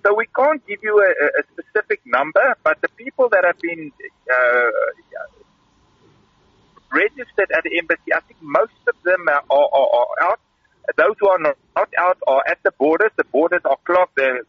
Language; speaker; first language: English; non-native, local second language; Afrikaans